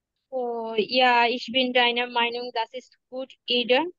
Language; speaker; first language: German; non-native, learner; Bangla